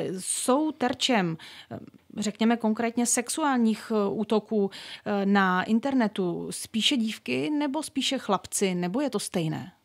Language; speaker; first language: Czech; native; Czech